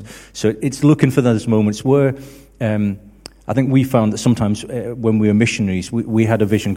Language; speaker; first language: English; native; English